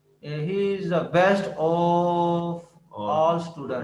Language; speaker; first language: English; non-native, learner; Urdu